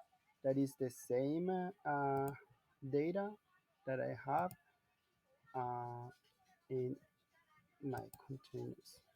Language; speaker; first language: English; non-native, learner; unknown